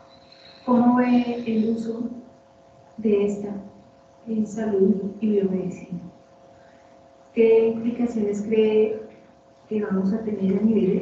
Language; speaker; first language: Spanish; native; Spanish